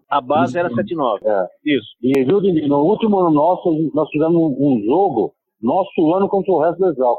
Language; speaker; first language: Portuguese; early bilingual, other home language; Italian